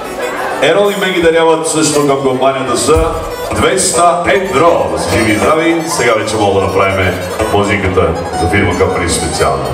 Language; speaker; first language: Bulgarian; non-native, local second language; Turkish